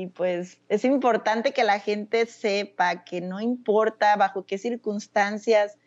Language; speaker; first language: Spanish; native; Spanish